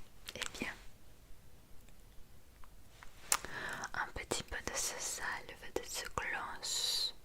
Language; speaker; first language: French; non-native, learner; English